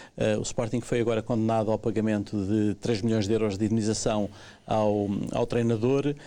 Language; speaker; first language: Portuguese; native; Portuguese